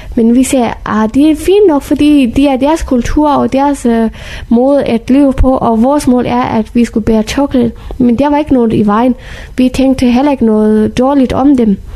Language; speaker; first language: Danish; non-native, fluent; Persian